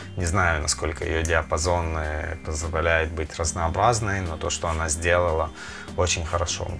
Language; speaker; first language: Russian; early bilingual, heritage; Russian